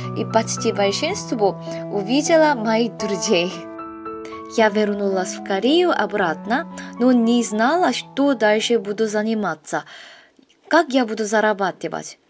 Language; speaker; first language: Russian; non-native, fluent; Korean